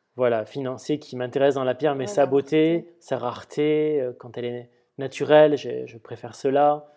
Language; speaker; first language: French; native; French